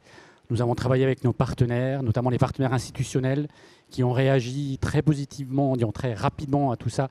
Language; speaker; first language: French; native; French